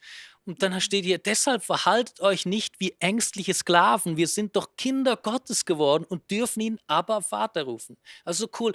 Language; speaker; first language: German; native; German